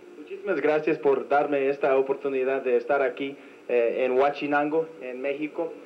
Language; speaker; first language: Spanish; non-native, fluent; English